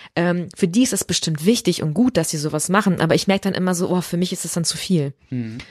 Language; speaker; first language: German; native; German